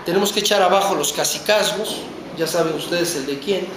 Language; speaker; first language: Spanish; native; Spanish